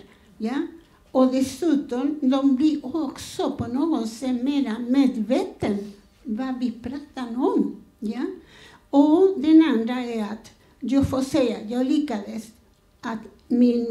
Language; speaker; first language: Swedish; non-native, fluent; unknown